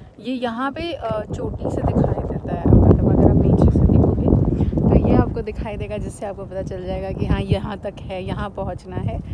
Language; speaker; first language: Hindi; native; Hindi